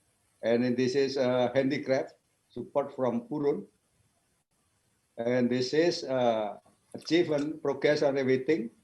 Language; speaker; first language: English; non-native, learner; Indonesian